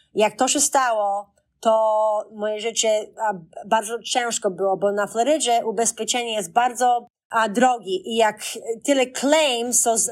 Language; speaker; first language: Polish; early bilingual, heritage; Polish